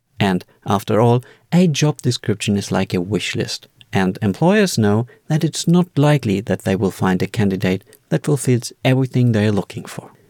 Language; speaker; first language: English; non-native, fluent; German